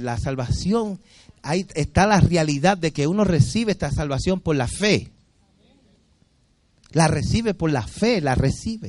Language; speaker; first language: Spanish; native; Spanish